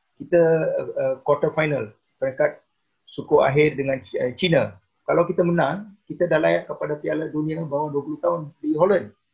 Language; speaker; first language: Malay; non-native, local second language; Tamil